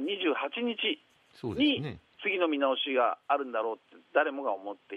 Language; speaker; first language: Japanese; native; Japanese